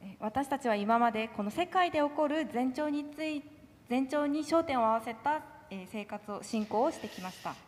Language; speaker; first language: Japanese; non-native, fluent; Korean